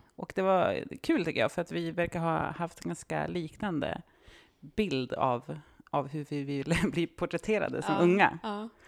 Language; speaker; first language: Swedish; native; Swedish